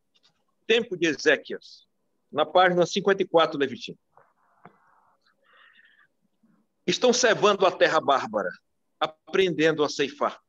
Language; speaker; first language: Portuguese; native; Portuguese